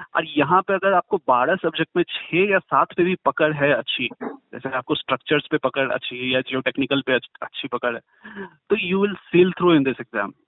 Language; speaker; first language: Hindi; native; Hindi